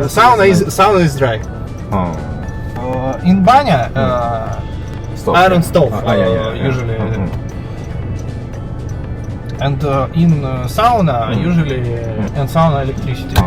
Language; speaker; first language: English; non-native, learner; Russian